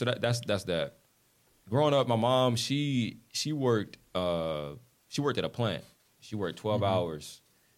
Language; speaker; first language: English; native; English